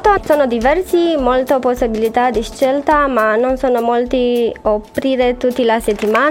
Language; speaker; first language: Italian; non-native, learner; Romanian